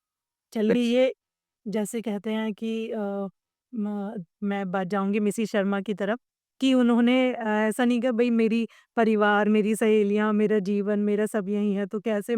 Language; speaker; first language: Hindi; native; Hindi